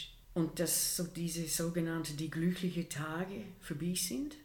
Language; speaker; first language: German; non-native, fluent; English